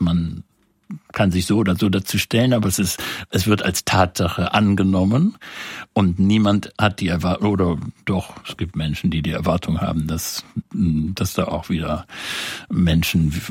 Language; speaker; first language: German; native; German